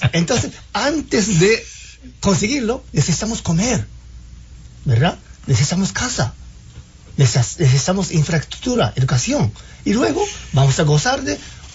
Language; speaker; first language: Spanish; non-native, fluent; Japanese